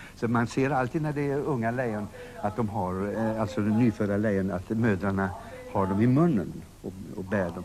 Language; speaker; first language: Swedish; native; Swedish